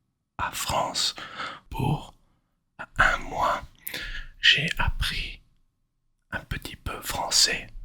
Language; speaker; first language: French; non-native, learner; English